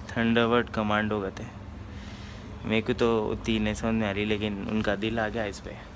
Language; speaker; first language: Hindi; native; Hindi